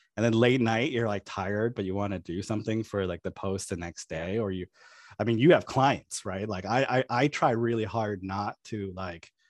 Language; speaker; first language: English; native; English